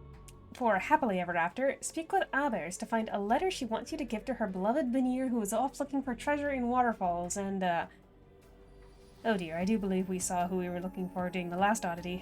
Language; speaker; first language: English; native; English